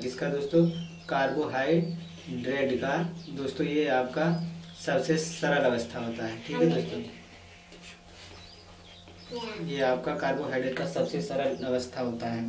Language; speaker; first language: Hindi; native; Hindi